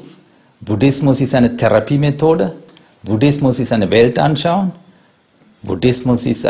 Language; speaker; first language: German; non-native, fluent; Sinhala